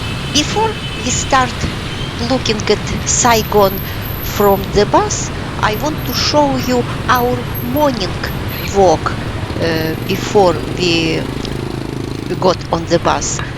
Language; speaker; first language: English; non-native, fluent; Russian